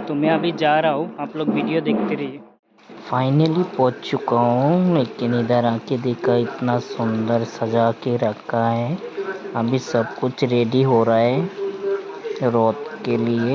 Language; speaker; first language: Hindi; non-native, local second language; Bangla